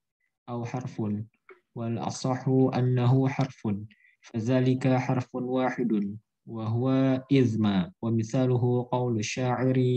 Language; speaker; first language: Arabic; non-native, learner; Indonesian